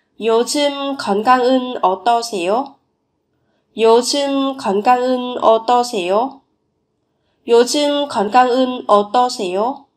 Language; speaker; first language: Korean; non-native, fluent; Vietnamese